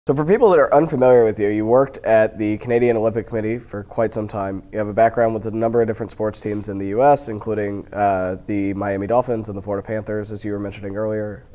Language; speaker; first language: English; native; English